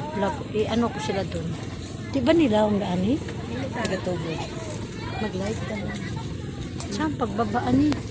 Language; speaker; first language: Filipino; native; Filipino